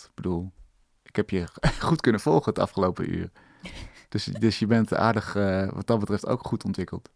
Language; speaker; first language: Dutch; native; Dutch